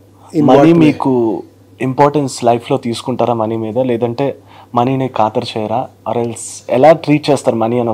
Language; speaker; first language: Telugu; native; Telugu